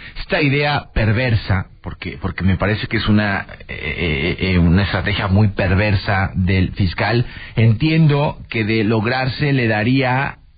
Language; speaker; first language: Spanish; native; Spanish